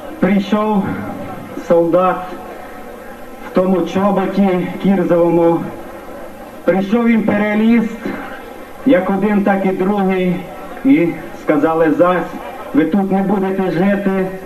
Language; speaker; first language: Ukrainian; native; Ukrainian